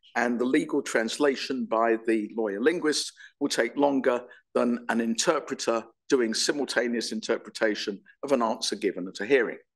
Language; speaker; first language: English; native; English